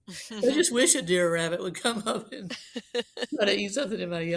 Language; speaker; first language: English; native; English